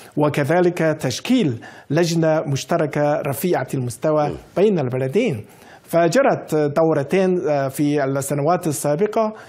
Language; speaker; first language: Arabic; non-native, fluent; Chinese